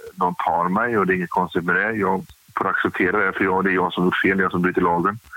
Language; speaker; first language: Swedish; native; Swedish